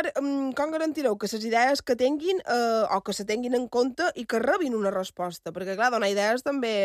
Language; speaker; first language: Catalan; native; Catalan